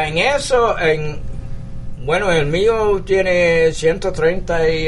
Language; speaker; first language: Spanish; early bilingual, heritage; English